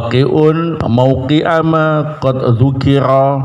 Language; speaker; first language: Arabic; non-native, fluent; Indonesian